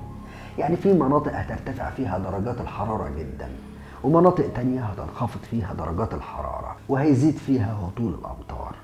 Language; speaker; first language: Arabic; native; Arabic